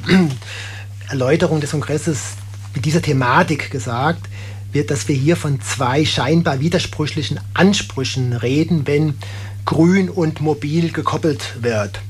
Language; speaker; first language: German; native; German